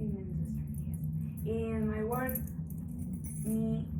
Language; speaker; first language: English; non-native, learner; Spanish